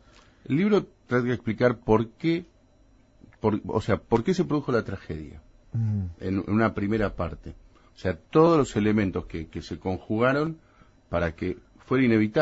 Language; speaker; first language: Spanish; native; Spanish